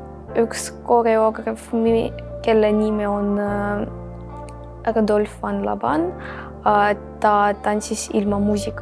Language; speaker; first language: Estonian; non-native, local second language; Russian